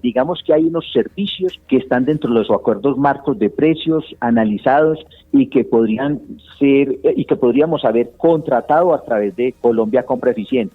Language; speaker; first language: Spanish; native; Spanish